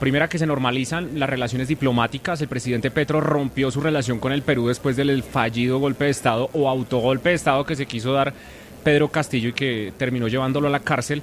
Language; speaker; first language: Spanish; native; Spanish